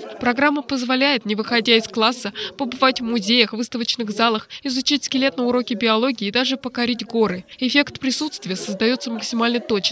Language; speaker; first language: Russian; native; Russian